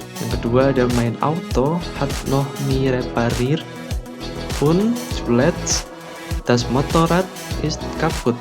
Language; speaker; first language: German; non-native, learner; Indonesian